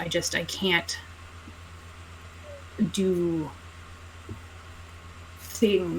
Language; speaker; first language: English; native; English